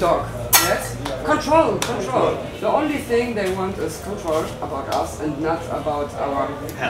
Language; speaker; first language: English; non-native, learner; German